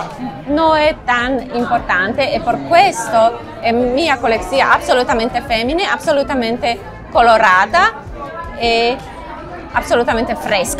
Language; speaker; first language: Italian; non-native, learner; Slovak